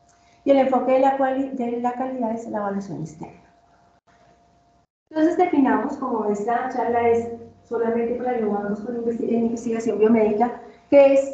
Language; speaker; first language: Spanish; native; Spanish